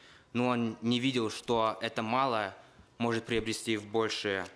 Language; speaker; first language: Russian; early bilingual, heritage; Russian